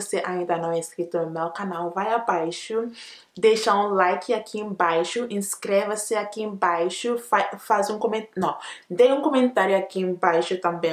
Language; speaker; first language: Portuguese; non-native, learner; Akan